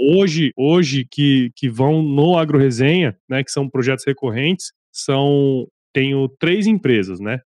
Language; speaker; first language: Portuguese; native; Portuguese